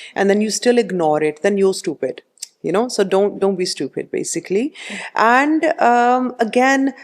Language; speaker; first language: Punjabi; early bilingual, heritage; Punjabi